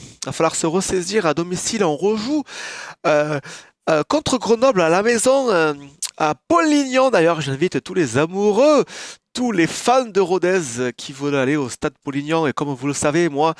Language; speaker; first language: French; native; French